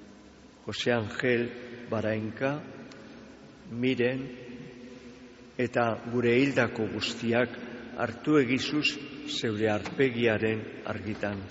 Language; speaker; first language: Basque; native; Basque